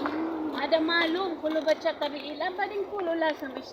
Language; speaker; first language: Arabic; non-native, learner; Filipino